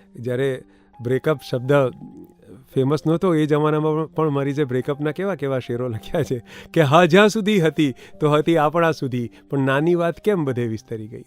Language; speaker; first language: Gujarati; native; Gujarati